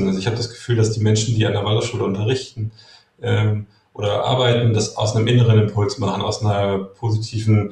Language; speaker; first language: German; native; German